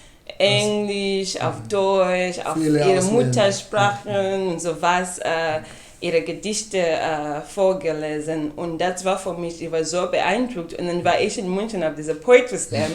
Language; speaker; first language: German; non-native, fluent; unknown